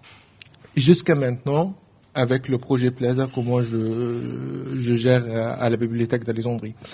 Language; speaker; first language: French; non-native, learner; Arabic